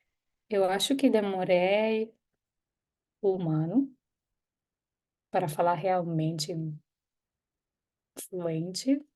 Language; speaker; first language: Portuguese; non-native, fluent; Hebrew